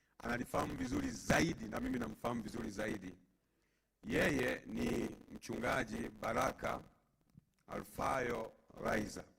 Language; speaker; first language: Swahili; native; Swahili